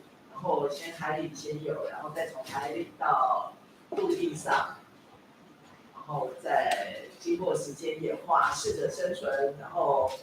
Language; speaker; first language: Chinese; native; Chinese